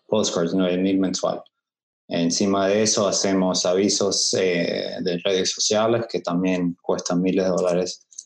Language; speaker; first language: Spanish; early bilingual, heritage; Spanish